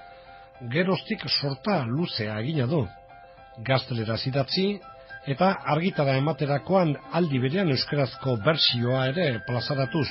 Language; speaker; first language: Basque; native; Basque